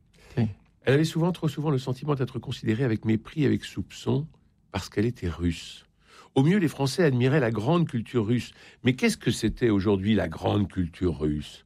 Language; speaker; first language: French; native; French